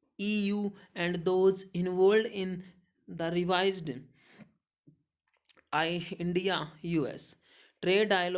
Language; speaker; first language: English; non-native, local second language; Hindi